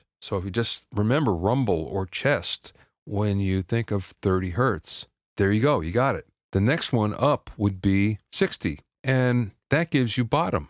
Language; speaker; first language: English; native; English